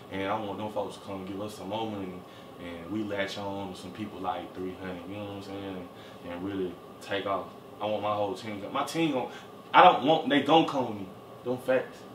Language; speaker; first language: English; native; English